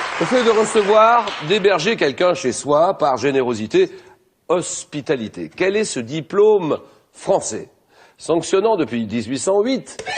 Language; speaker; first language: French; native; French